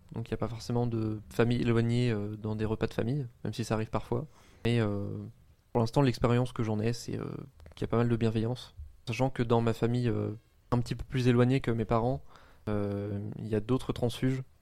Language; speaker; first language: French; native; French